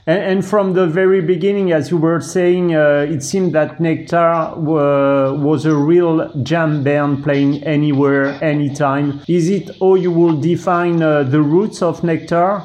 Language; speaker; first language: English; non-native, fluent; French